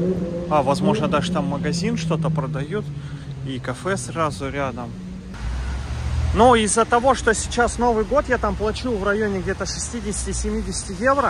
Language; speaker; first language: Russian; native; Russian